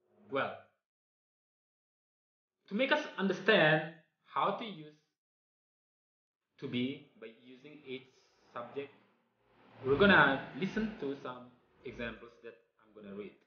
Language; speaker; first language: English; non-native, fluent; Indonesian